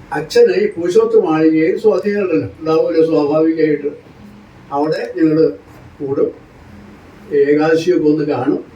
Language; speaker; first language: Malayalam; native; Malayalam